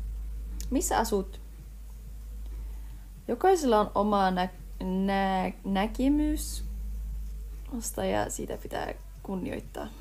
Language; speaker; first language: Finnish; early bilingual, heritage; Finnish